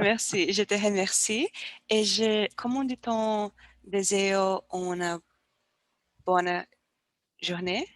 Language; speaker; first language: French; non-native, learner; Portuguese